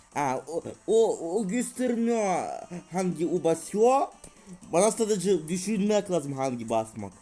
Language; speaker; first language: Turkish; non-native, learner; Russian